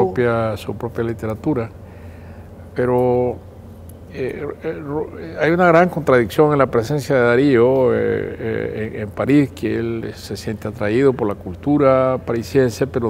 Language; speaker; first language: Spanish; native; Spanish